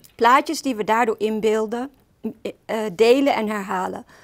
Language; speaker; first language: Dutch; early bilingual, other home language; Arabic